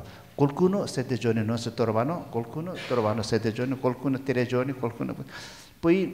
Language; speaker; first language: Italian; non-native, learner; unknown